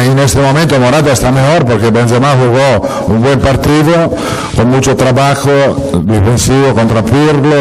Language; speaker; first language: Spanish; non-native, fluent; Italian